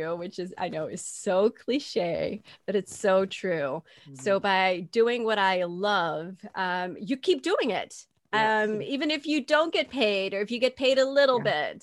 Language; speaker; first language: English; non-native, fluent; Dutch